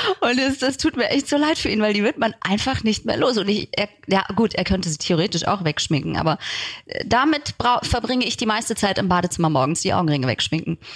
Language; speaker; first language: German; early bilingual, other home language; Turkish